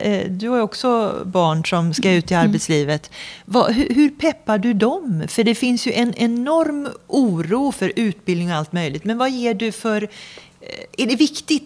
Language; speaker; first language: Swedish; native; Swedish